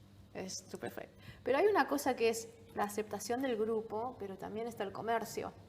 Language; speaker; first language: Spanish; native; Spanish